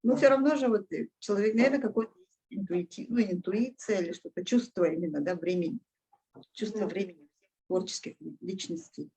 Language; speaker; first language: Russian; native; Russian